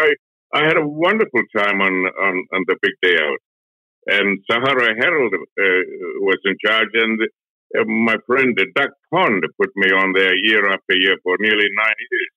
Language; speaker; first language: English; non-native, local second language; Tamil